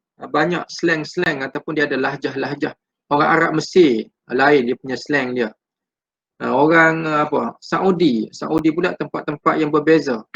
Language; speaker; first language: Malay; native; Malay